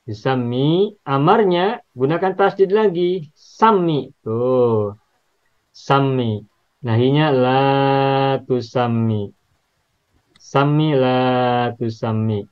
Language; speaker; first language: Indonesian; native; Indonesian